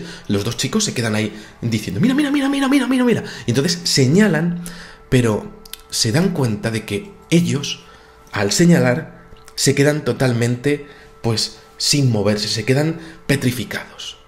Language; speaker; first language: Spanish; native; Spanish